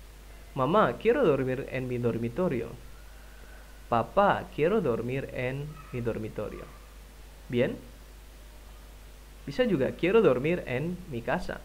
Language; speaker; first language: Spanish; non-native, fluent; Indonesian